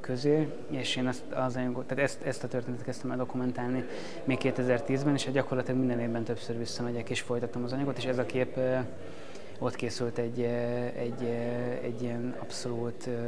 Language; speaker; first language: Hungarian; native; Hungarian